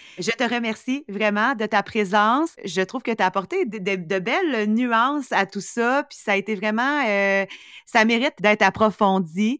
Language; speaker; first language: French; native; French